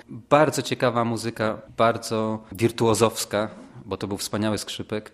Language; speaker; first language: Polish; native; Polish